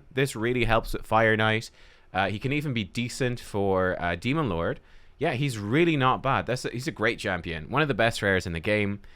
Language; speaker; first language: English; native; English